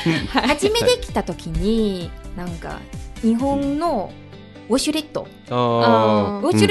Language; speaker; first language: Japanese; non-native, fluent; Chinese